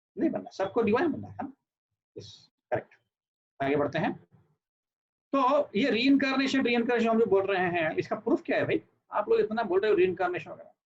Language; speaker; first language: Hindi; non-native, local second language; Marathi